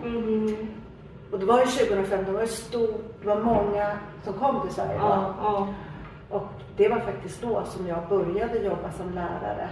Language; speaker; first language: Swedish; native; Swedish